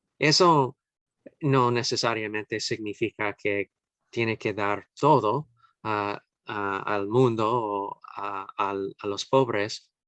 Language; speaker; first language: Spanish; non-native, fluent; English